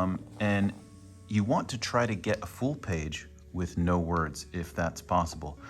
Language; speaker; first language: English; native; English